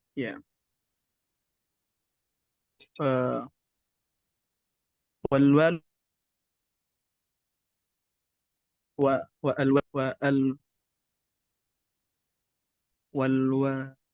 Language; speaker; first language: Arabic; non-native, learner; Indonesian